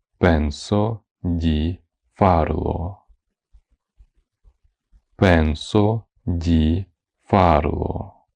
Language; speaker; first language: Italian; non-native, fluent; Ukrainian